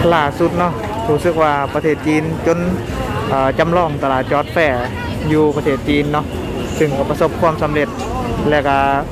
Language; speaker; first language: Thai; native; Thai